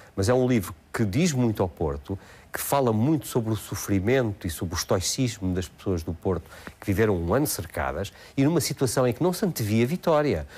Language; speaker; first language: Portuguese; native; Portuguese